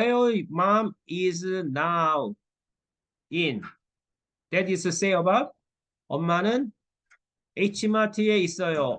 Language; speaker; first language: English; non-native, learner; Korean